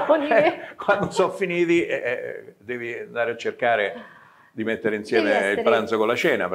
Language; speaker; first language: Italian; native; Italian